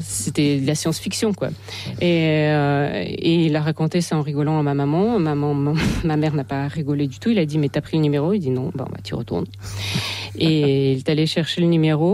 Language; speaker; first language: French; non-native, fluent; Russian